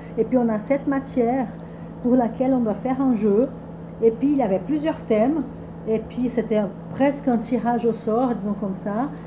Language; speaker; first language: French; non-native, fluent; Portuguese